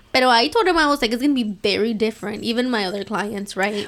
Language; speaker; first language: English; early bilingual, other home language; Spanish